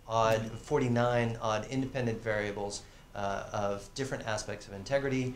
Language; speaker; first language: English; native; English